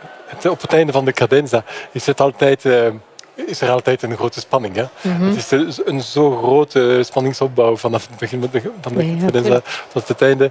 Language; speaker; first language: Dutch; non-native, fluent; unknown